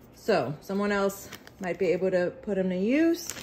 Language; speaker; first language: English; native; English